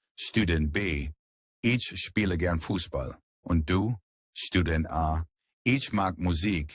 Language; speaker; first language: German; non-native, learner; English